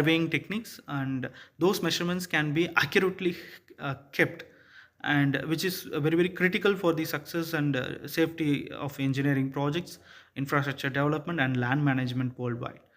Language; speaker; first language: English; non-native, local second language; Tamil